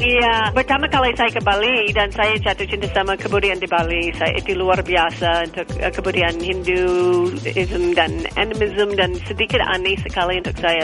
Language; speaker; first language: Indonesian; non-native, learner; English